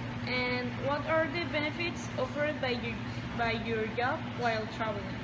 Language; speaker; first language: English; non-native, learner; Spanish